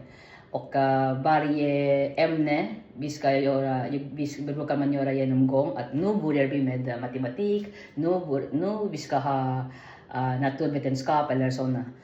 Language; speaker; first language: Swedish; non-native, learner; Filipino